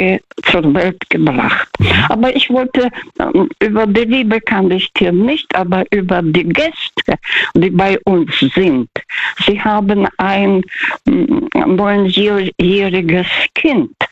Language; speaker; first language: German; non-native, fluent; Russian